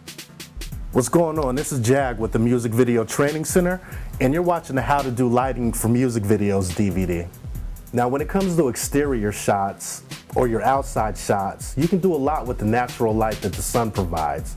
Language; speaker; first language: English; native; English